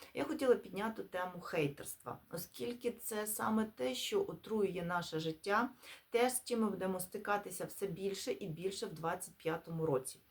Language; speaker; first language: Ukrainian; non-native, local second language; Russian